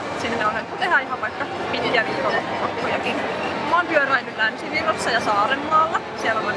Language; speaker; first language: Finnish; native; Finnish